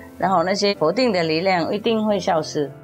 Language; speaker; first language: Chinese; non-native, fluent; Vietnamese